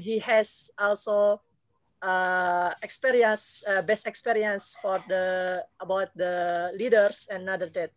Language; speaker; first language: English; non-native, learner; Indonesian